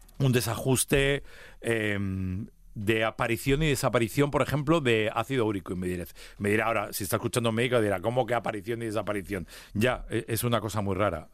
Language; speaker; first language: Spanish; early bilingual, heritage; Spanish